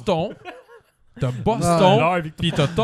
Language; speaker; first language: French; native; French